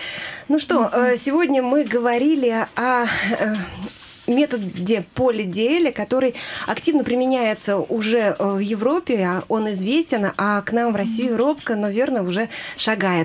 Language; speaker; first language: Russian; native; Russian